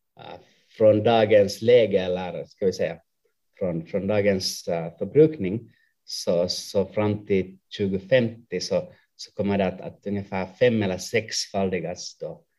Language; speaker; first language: Swedish; non-native, local second language; Finnish